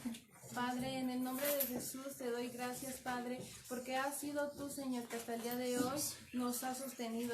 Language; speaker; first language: Spanish; native; Spanish